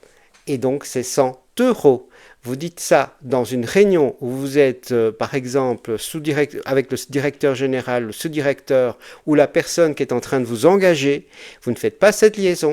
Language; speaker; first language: French; native; French